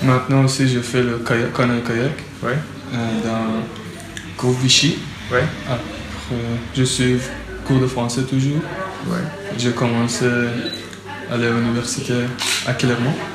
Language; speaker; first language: French; non-native, learner; Persian